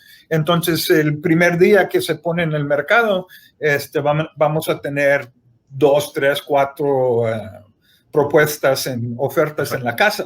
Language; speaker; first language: Spanish; early bilingual, heritage; Spanish